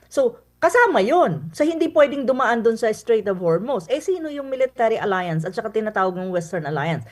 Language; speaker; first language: Filipino; non-native, local second language; Cebuano